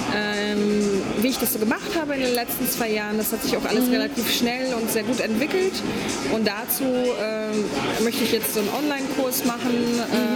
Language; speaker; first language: German; non-native, fluent; Polish